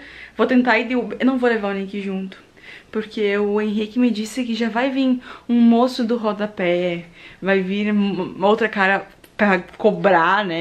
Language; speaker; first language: Portuguese; native; Portuguese